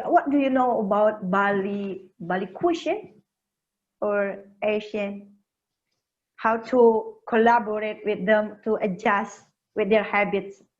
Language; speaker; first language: English; non-native, learner; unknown